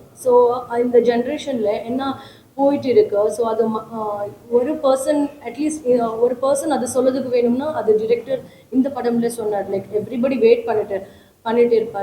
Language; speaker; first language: Tamil; non-native, learner; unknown